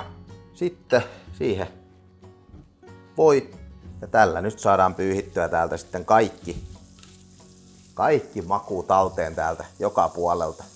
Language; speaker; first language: Finnish; native; Finnish